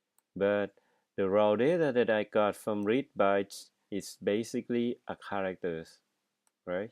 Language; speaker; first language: English; non-native, fluent; Thai